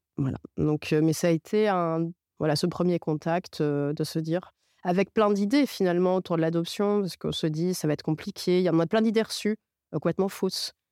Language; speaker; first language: French; non-native, local second language; Arabic